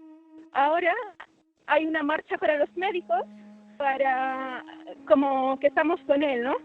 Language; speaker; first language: Spanish; non-native, fluent; Arabic